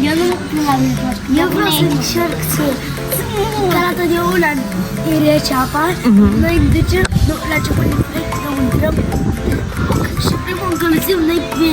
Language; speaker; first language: Romanian; early bilingual, heritage; Romanian